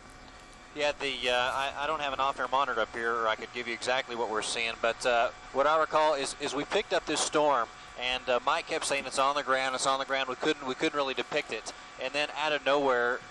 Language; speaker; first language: English; native; English